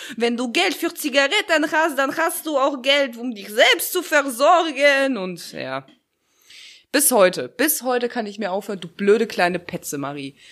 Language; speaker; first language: German; early bilingual, other home language; Russian